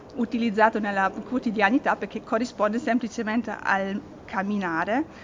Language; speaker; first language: Italian; non-native, fluent; German